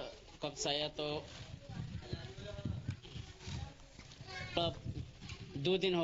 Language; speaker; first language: Hindi; non-native, learner; Rohingya